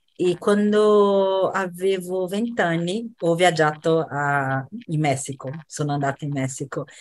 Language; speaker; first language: Italian; non-native, fluent; Portuguese